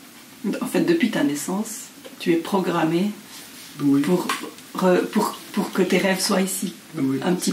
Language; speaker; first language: French; native; French